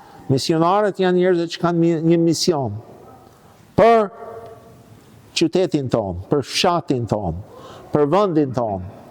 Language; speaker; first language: Albanian; non-native, fluent; English